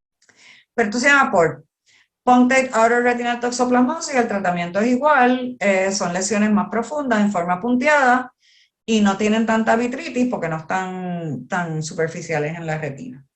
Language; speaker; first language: Spanish; native; Spanish